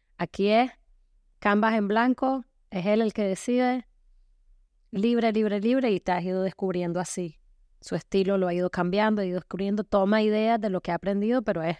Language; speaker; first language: Spanish; native; Spanish